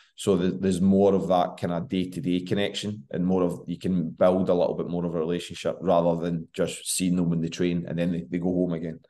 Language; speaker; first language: English; native; English